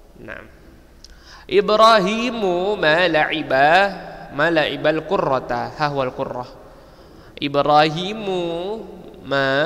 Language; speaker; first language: Arabic; non-native, fluent; Indonesian